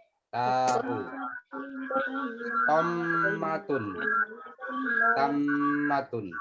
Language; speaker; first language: Arabic; non-native, learner; Indonesian